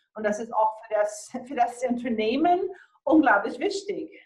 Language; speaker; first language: German; non-native, fluent; English